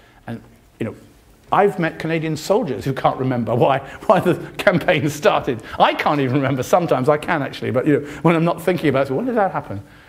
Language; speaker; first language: English; native; English